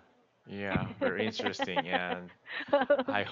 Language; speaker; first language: English; non-native, learner; Korean